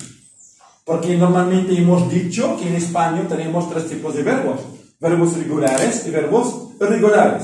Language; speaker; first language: Spanish; non-native, fluent; Arabic